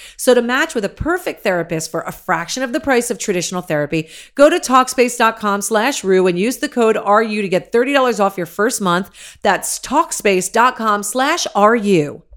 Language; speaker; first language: English; native; English